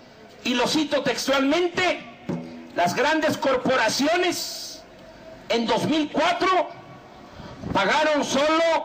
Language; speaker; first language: Spanish; native; Spanish